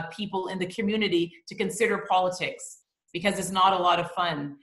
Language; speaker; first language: English; native; English